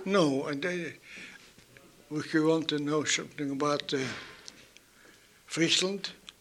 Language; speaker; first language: English; non-native, fluent; Dutch